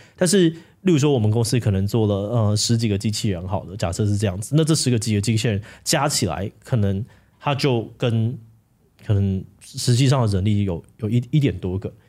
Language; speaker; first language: Chinese; native; Chinese